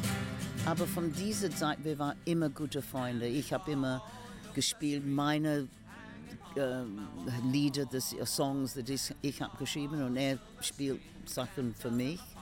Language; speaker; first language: German; non-native, learner; English